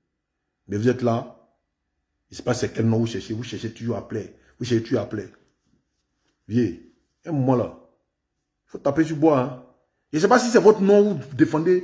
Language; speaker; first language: French; native; French